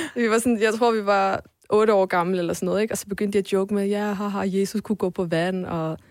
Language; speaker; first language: Danish; early bilingual, other home language; Armenian